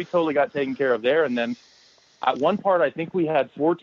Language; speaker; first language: English; native; English